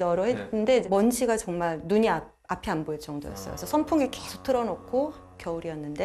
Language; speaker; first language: Korean; early bilingual, heritage; Korean